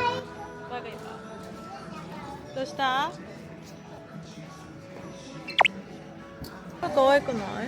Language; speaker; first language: Japanese; non-native, fluent; Filipino